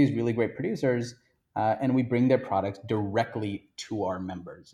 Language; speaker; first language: English; non-native, local second language; Hindi